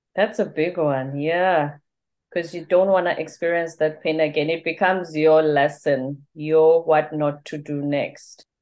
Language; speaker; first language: English; non-native, local second language; Zulu